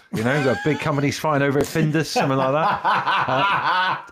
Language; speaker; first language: English; native; English